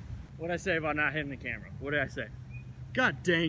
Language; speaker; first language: English; native; English